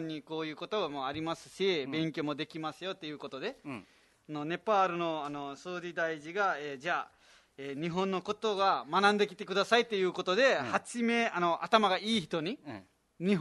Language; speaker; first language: Japanese; non-native, fluent; Nepali